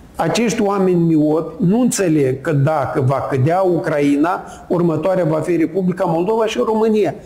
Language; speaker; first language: Romanian; native; Romanian